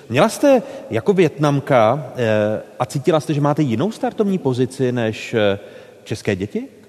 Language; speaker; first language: Czech; native; Czech